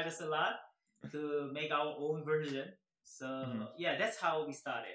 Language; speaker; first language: English; non-native, learner; Korean